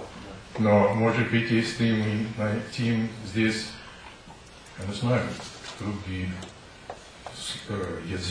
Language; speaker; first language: Russian; non-native, learner; English